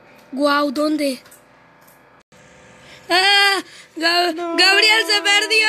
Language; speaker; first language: Spanish; native; Spanish